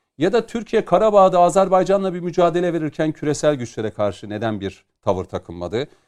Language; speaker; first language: Turkish; native; Turkish